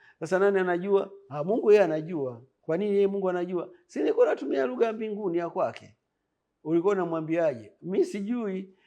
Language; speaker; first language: Swahili; native; Swahili